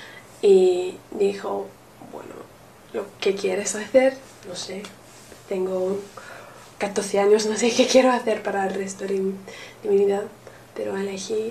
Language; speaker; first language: Spanish; non-native, learner; English